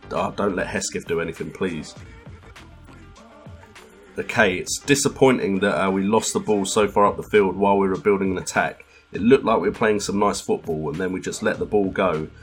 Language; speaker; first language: English; native; English